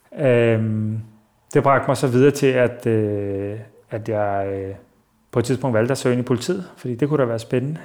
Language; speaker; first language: Danish; early bilingual, other home language; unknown